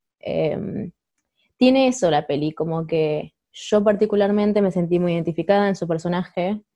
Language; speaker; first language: Spanish; native; Spanish